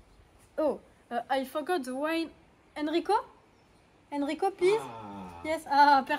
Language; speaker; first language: English; non-native, learner; French